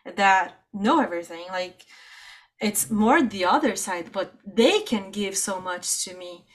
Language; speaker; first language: English; non-native, fluent; Portuguese